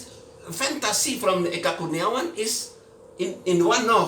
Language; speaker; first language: English; non-native, learner; Indonesian